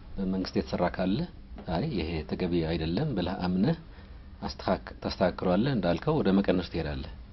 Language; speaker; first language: Amharic; non-native, local second language; Tigrinya